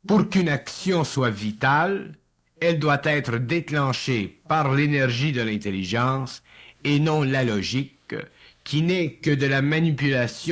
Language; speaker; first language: French; native; French